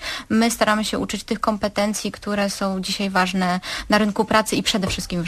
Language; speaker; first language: Polish; native; Polish